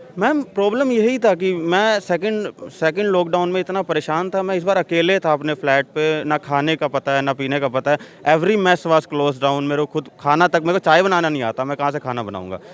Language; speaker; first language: Hindi; native; Hindi